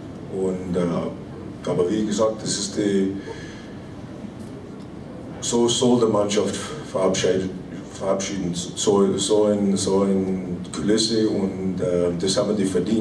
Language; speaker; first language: German; non-native, fluent; English